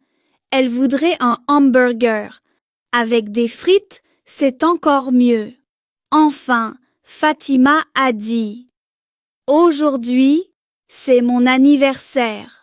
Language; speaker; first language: French; non-native, local second language; Arabic